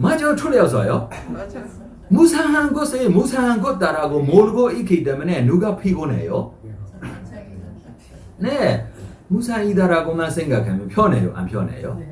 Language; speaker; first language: Korean; non-native, fluent; Burmese